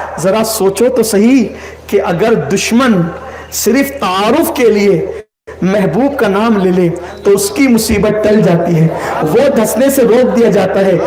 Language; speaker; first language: Urdu; native; Urdu